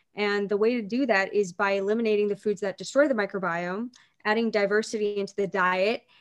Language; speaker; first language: English; native; English